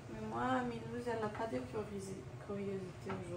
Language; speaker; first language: French; non-native, learner; Japanese